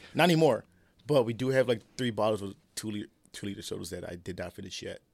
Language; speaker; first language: English; early bilingual, other home language; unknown